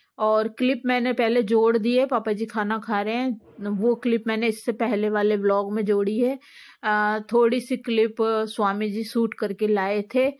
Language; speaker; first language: Hindi; native; Hindi